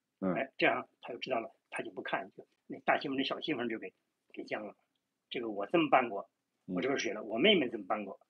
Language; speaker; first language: Chinese; native; Chinese